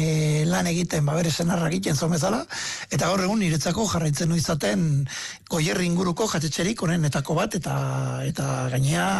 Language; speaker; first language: Basque; native; Basque